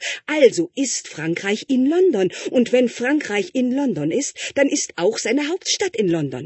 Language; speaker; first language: German; native; German